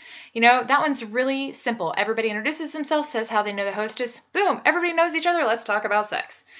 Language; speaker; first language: English; native; English